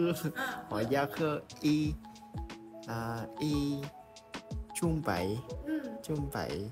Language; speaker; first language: Chinese; non-native, learner; Vietnamese